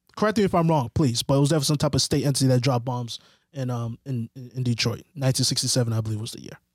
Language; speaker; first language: English; early bilingual, other home language; Haitian Creole